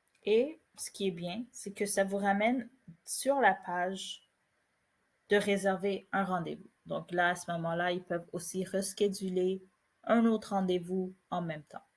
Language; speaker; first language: French; native; French